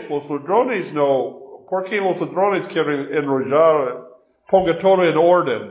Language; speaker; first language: Spanish; non-native, learner; English